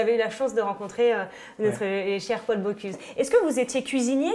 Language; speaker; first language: French; native; French